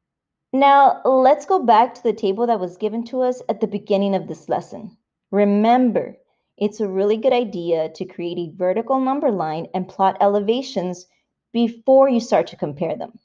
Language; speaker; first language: English; native; English